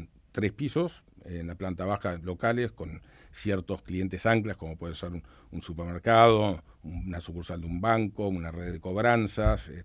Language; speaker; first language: Spanish; native; Spanish